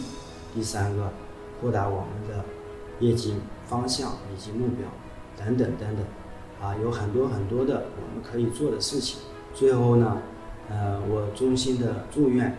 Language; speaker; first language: Chinese; native; Chinese